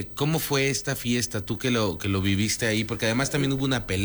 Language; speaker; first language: Spanish; native; Spanish